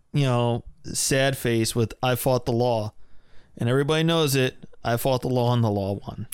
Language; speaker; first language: English; early bilingual, other home language; German